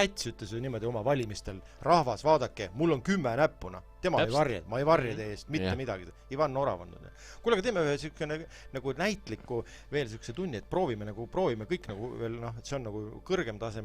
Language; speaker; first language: Estonian; native; Estonian